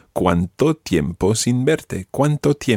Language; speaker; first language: Spanish; non-native, fluent; English